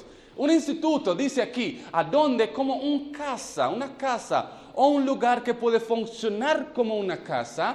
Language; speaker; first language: Spanish; non-native, fluent; English